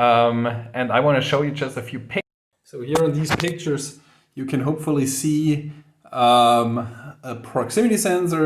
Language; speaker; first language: English; non-native, fluent; German